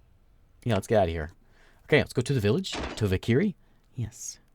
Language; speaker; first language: English; native; English